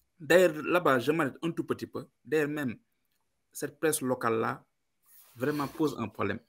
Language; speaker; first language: French; non-native, local second language; Wolof